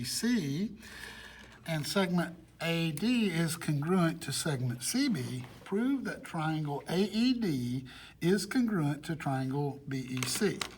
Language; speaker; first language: English; native; English